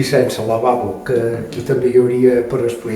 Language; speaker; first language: Catalan; native; Catalan